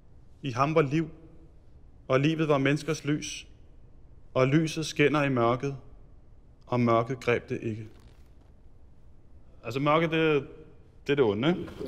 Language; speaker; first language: Danish; native; Danish